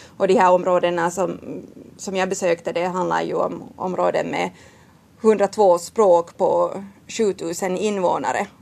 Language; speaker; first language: Swedish; native; Swedish